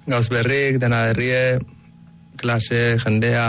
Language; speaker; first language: Basque; early bilingual, other home language; Arabic